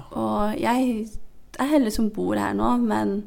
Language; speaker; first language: Norwegian; non-native, fluent; Hazaragi